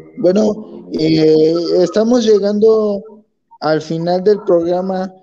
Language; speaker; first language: Spanish; native; Spanish